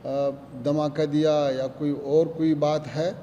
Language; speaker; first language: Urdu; non-native, fluent; Pashto